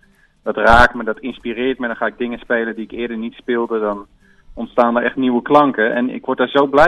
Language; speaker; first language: Dutch; native; Dutch